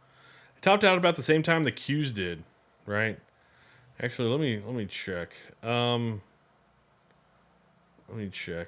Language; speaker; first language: English; native; English